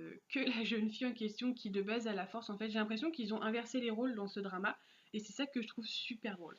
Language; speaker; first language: French; native; French